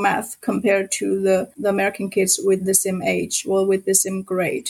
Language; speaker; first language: English; non-native, fluent; Chinese